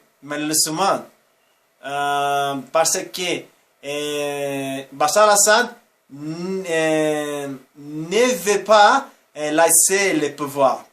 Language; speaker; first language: French; non-native, fluent; Portuguese